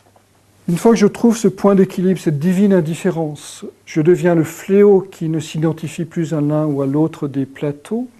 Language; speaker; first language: French; native; French